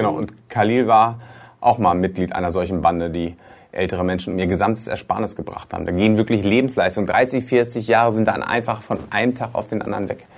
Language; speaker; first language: German; native; German